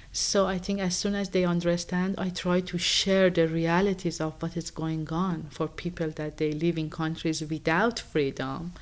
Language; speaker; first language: English; non-native, fluent; Persian